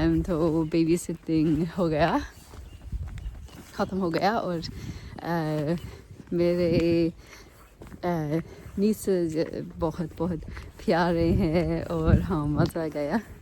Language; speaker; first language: Hindi; non-native, learner; English